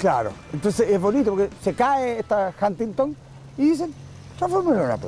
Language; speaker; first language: Spanish; native; Spanish